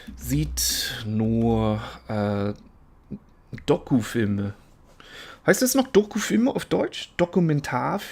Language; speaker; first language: German; non-native, fluent; English